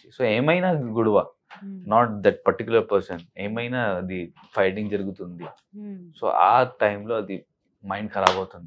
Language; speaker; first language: Telugu; non-native, local second language; Hindi